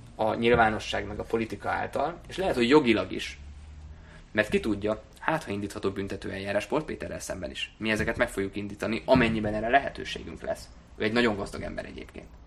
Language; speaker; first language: Hungarian; non-native, local second language; German